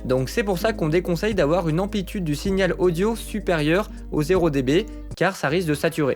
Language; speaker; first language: French; native; French